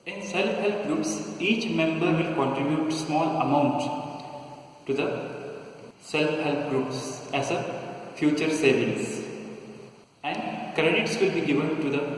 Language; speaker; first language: English; non-native, local second language; Kannada